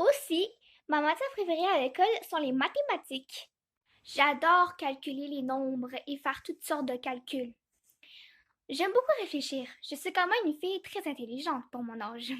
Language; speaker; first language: French; early bilingual, other home language; Chinese